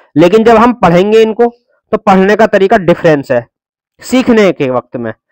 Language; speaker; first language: Hindi; native; Hindi